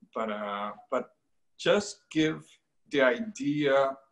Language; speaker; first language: English; non-native, fluent; Portuguese